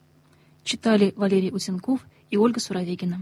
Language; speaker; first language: Russian; native; Russian